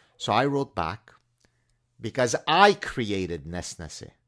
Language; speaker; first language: English; non-native, fluent; Arabic